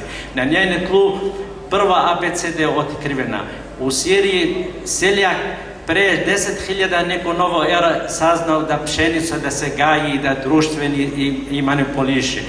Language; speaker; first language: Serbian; non-native, fluent; Arabic